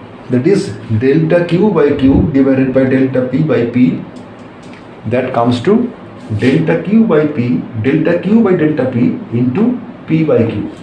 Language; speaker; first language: English; non-native, local second language; Bangla